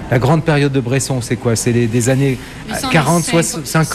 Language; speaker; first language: French; native; French